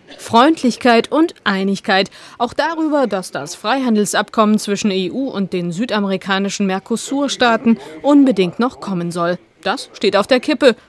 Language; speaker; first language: German; native; German